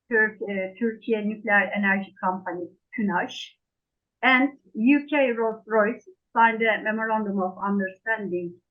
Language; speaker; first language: English; non-native, fluent; Turkish